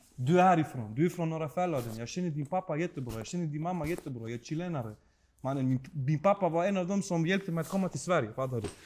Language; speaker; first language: Swedish; early bilingual, other home language; Spanish